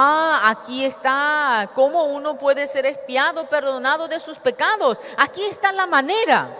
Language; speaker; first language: Spanish; native; Spanish